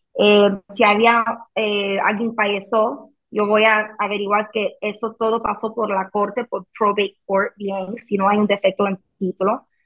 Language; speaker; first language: Spanish; early bilingual, heritage; Spanish